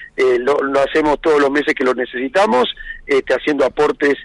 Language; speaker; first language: Spanish; native; Spanish